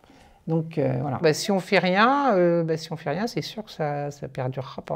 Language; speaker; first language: French; native; French